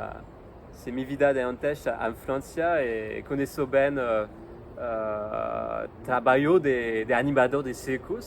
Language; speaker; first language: Portuguese; non-native, learner; French